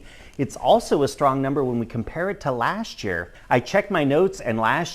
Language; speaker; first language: English; native; English